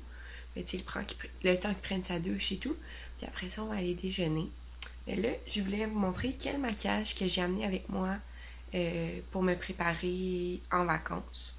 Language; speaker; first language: French; native; French